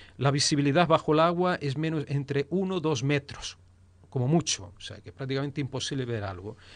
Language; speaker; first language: Spanish; early bilingual, heritage; Spanish